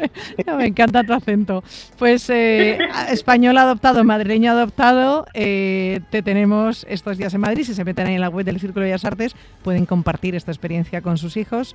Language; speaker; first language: Spanish; native; Spanish